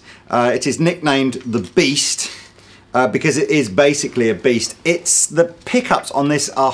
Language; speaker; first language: English; native; English